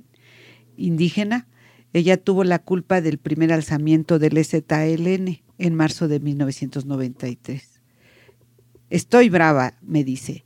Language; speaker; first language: Spanish; native; Spanish